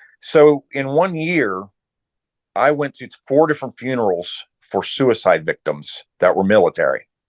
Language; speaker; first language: English; native; English